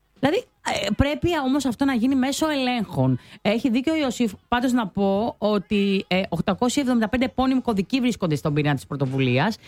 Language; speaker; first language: Greek; native; Greek